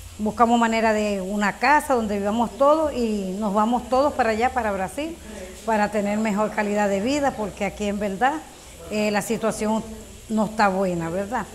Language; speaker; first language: Spanish; native; Spanish